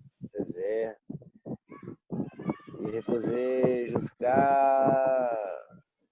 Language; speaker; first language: French; non-native, learner; Portuguese